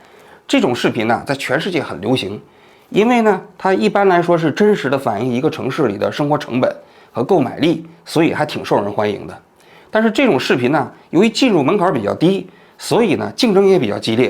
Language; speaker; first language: Chinese; native; Chinese